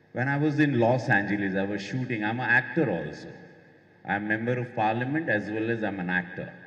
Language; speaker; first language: English; non-native, local second language; Hindi